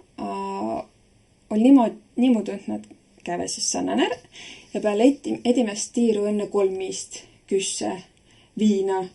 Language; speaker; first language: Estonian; native; Estonian